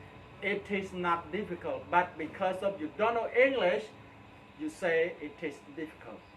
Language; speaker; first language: English; non-native, fluent; Khmer